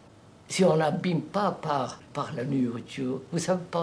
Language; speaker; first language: French; non-native, fluent; Telugu